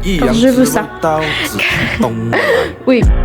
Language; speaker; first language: French; non-native, learner; Spanish